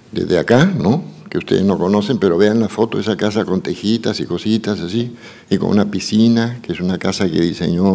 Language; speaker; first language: Spanish; native; Spanish